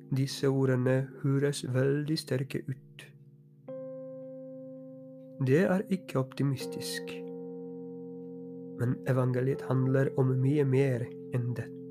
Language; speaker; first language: Norwegian; non-native, fluent; Polish